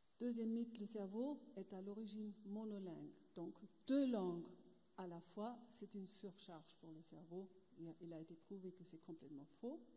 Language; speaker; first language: French; non-native, fluent; German